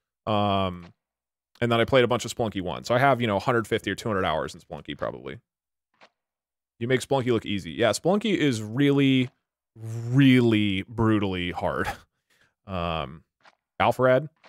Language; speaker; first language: English; native; English